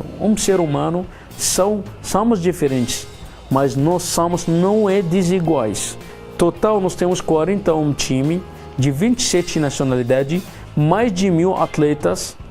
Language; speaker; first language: Portuguese; non-native, learner; Arabic